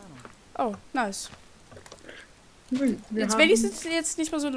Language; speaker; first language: German; early bilingual, other home language; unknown